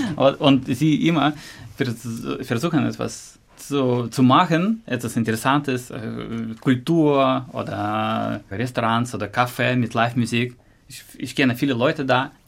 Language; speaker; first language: German; non-native, learner; Russian